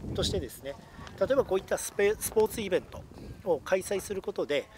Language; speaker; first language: Japanese; native; Japanese